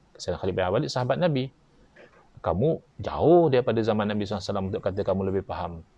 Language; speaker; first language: Malay; native; Malay